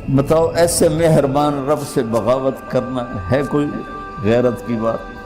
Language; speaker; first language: Urdu; non-native, local second language; Punjabi